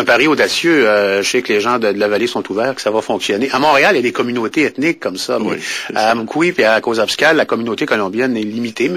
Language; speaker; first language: French; native; French